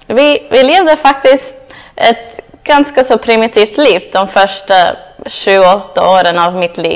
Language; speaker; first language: Swedish; non-native, fluent; English